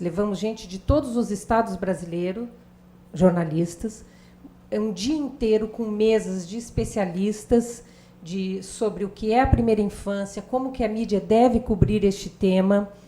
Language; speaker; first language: Portuguese; native; Portuguese